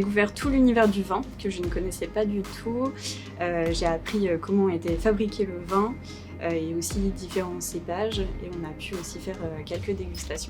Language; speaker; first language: French; native; French